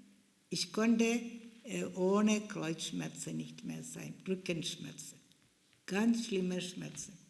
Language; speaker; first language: German; non-native, fluent; Malayalam